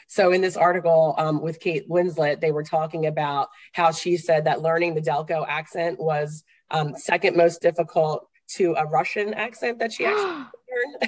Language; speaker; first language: English; native; English